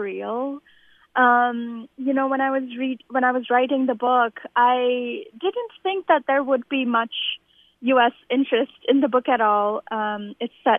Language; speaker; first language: English; non-native, local second language; Bangla